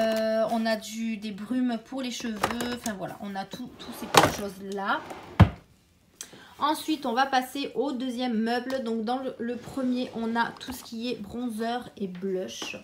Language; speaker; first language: French; native; French